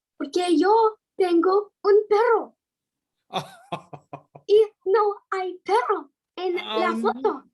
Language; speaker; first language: Spanish; non-native, learner; English